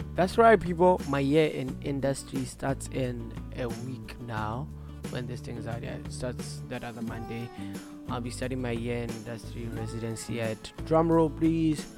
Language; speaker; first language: English; non-native, local second language; Tswana